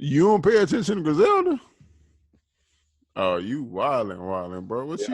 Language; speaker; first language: English; native; English